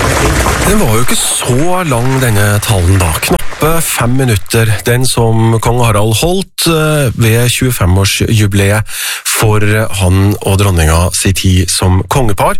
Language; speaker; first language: Norwegian; native; Norwegian